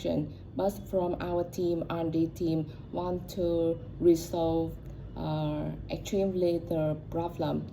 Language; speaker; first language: English; non-native, learner; Vietnamese